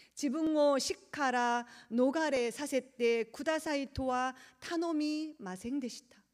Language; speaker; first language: Japanese; non-native, learner; Korean